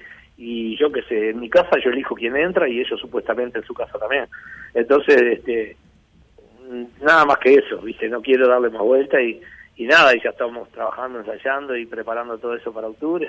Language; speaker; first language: Spanish; native; Spanish